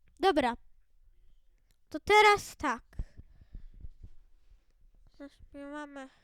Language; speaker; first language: Polish; native; Polish